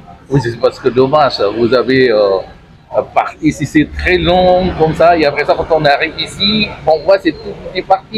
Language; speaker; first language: French; non-native, learner; Indonesian